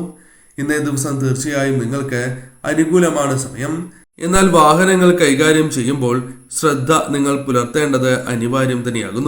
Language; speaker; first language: Malayalam; native; Malayalam